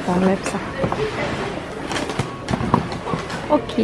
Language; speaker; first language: French; non-native, learner; Vietnamese